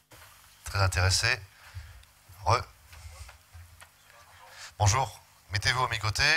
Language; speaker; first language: French; native; French